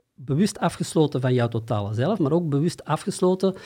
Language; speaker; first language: Dutch; native; Dutch